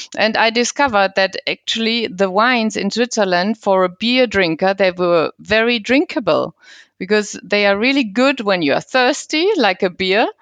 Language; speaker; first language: English; non-native, fluent; German